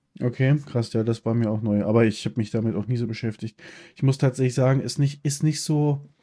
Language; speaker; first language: German; early bilingual, other home language; Polish